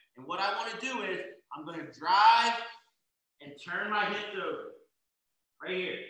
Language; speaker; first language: English; native; English